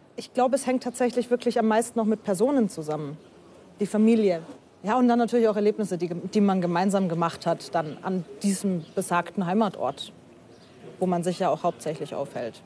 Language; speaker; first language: German; native; German